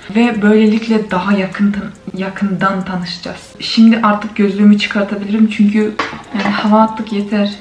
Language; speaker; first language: Turkish; non-native, fluent; Kyrgyz